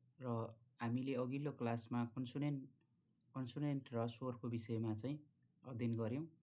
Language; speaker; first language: Nepali; native; Nepali